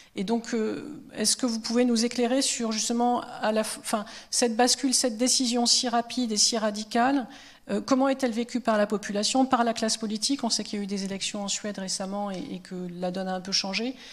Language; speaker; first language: French; native; French